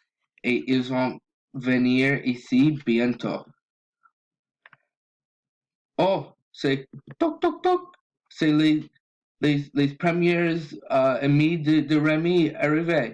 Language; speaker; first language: French; non-native, learner; English